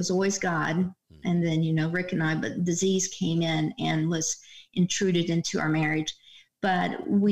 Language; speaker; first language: English; native; English